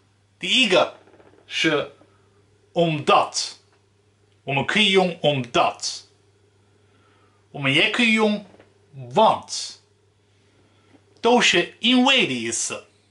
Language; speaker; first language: Chinese; non-native, fluent; Dutch